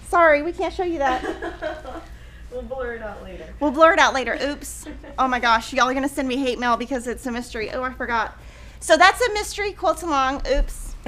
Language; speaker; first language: English; native; English